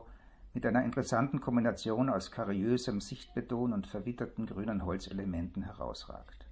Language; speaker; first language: German; native; German